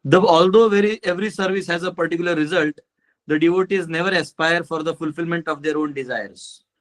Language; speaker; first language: English; non-native, local second language; Hindi